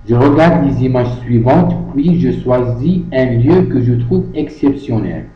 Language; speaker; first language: French; non-native, local second language; Arabic